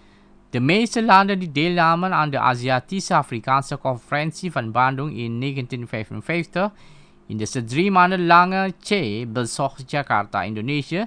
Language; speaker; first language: Dutch; non-native, fluent; Indonesian